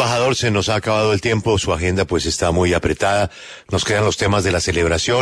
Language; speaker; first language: Spanish; native; Spanish